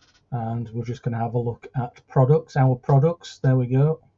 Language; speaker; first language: English; native; English